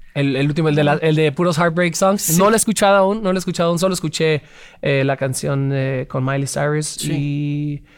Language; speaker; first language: Spanish; native; Spanish